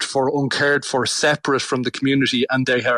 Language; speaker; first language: English; native; English